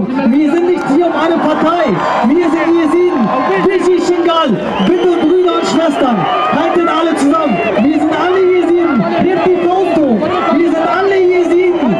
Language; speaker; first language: German; early bilingual, other home language; Kurdish